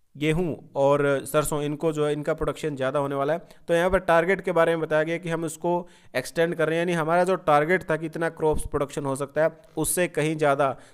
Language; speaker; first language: Hindi; native; Hindi